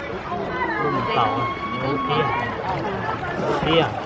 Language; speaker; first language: Thai; non-native, learner; Hmong